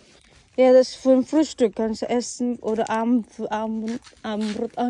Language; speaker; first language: German; non-native, learner; Filipino